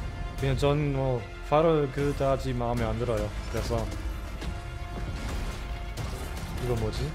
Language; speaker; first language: Korean; non-native, fluent; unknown